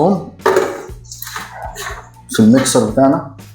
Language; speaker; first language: Arabic; native; Arabic